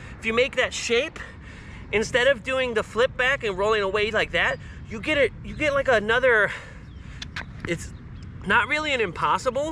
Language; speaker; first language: English; native; English